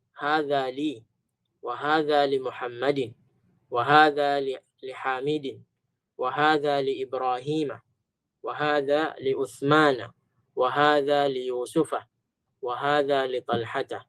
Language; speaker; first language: Arabic; non-native, fluent; Filipino